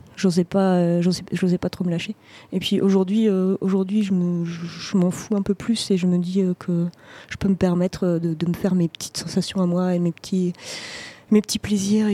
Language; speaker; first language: French; native; French